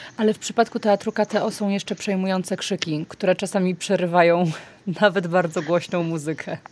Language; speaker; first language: Polish; native; Polish